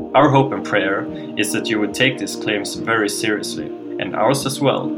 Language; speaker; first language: English; non-native, fluent; Swedish